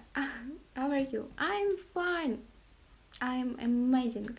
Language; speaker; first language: English; non-native, learner; Ukrainian